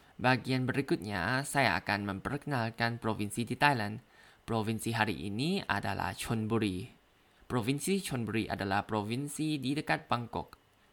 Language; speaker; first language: Indonesian; non-native, learner; Thai